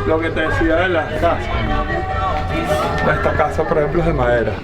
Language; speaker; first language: Spanish; native; Spanish